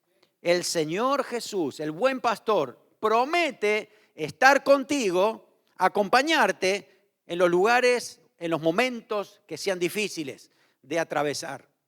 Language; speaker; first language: Spanish; native; Spanish